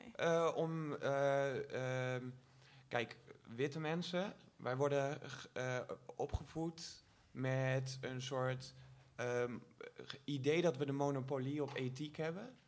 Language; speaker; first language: Dutch; native; Dutch